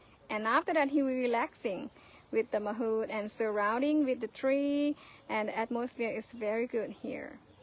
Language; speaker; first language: English; non-native, fluent; Thai